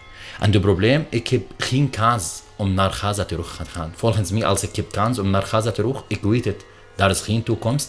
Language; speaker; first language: Dutch; non-native, learner; Arabic